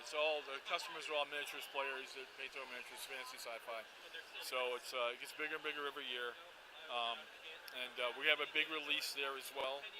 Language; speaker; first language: English; native; English